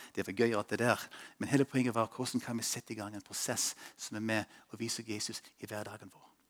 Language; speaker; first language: Norwegian; non-native, fluent; English